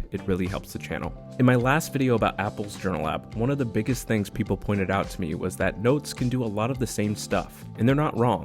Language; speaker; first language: English; native; English